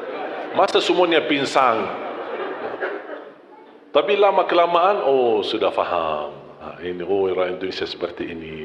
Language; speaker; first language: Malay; non-native, fluent; Arabic